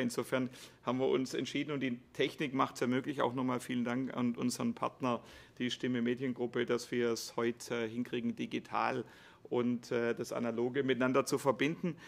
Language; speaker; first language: German; native; German